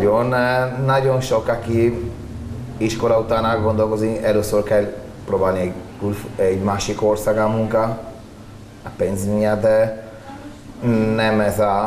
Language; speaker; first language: Hungarian; non-native, learner; Italian